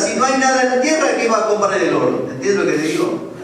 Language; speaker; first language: Spanish; native; Spanish